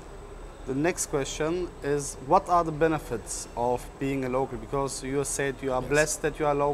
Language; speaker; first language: English; non-native, learner; German